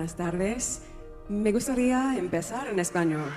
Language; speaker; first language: Spanish; non-native, learner; English